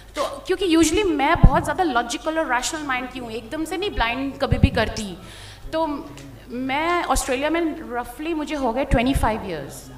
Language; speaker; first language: Hindi; native; Hindi